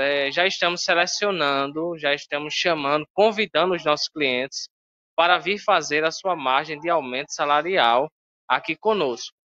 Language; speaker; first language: Portuguese; native; Portuguese